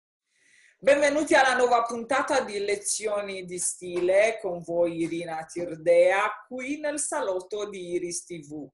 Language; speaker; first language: Italian; non-native, fluent; Romanian